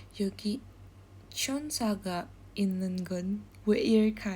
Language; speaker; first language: Korean; non-native, learner; Indonesian